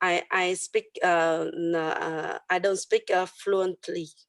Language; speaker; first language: English; non-native, learner; Vietnamese